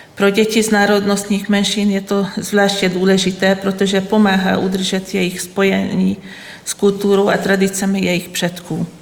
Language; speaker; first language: Czech; non-native, fluent; Hungarian